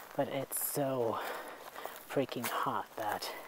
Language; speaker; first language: English; non-native, fluent; Finnish